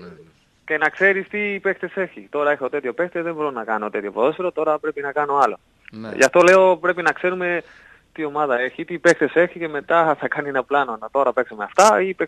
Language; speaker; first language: Greek; non-native, learner; Spanish